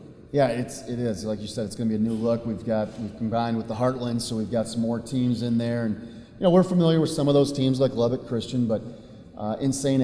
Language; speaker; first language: English; native; English